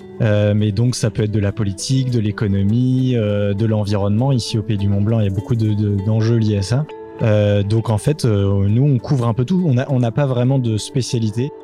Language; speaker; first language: French; native; French